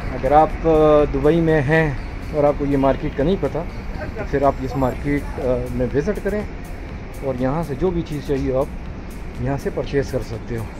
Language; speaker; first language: Urdu; non-native, local second language; Punjabi